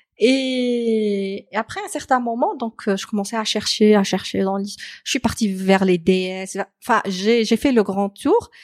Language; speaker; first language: French; non-native, local second language; Arabic